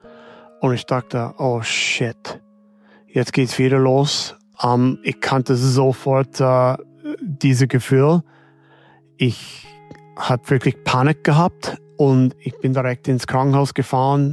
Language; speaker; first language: German; non-native, fluent; English